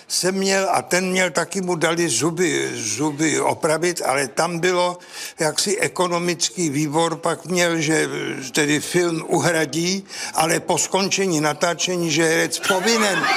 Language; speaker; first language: Czech; native; Czech